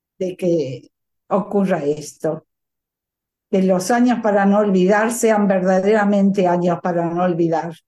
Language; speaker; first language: Spanish; native; Spanish